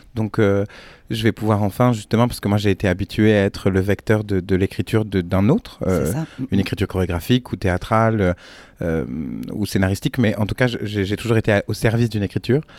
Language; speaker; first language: French; native; French